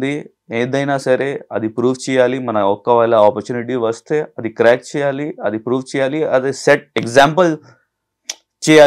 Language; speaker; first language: Telugu; non-native, learner; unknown